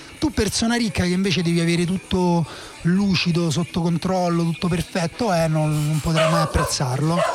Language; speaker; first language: Italian; native; Italian